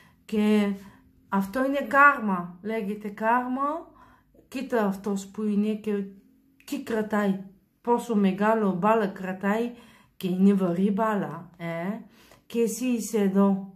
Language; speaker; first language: Greek; non-native, learner; Bulgarian